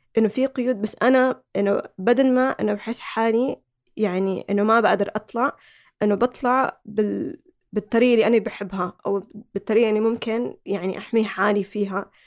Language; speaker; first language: Arabic; early bilingual, other home language; Somali